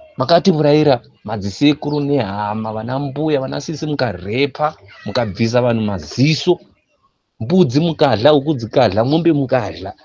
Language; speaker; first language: Shona; non-native, local second language; North Ndebele